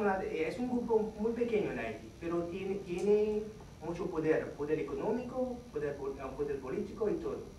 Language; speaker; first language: Spanish; non-native, fluent; Haitian Creole